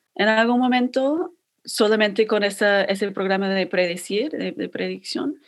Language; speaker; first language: Spanish; non-native, fluent; English